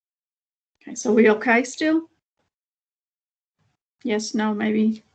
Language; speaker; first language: English; native; English